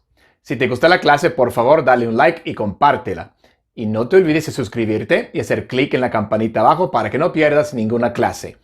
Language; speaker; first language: Spanish; non-native, fluent; English